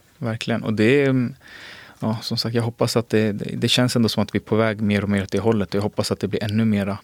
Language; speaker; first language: Swedish; native; Swedish